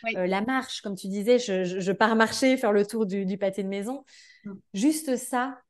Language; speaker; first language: French; native; French